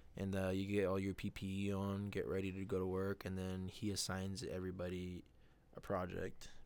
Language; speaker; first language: English; non-native, fluent; Spanish